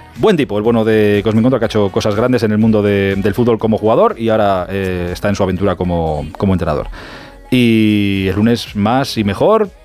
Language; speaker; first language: Spanish; native; Spanish